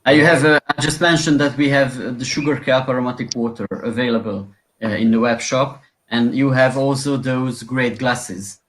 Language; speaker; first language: English; non-native, fluent; Hungarian